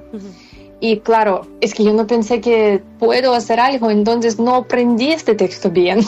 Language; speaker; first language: Spanish; non-native, fluent; Ukrainian